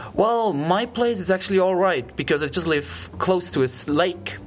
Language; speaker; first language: English; non-native, fluent; German